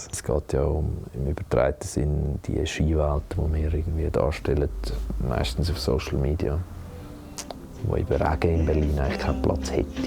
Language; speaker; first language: German; native; German